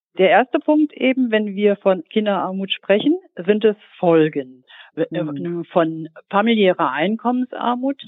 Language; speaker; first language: German; native; German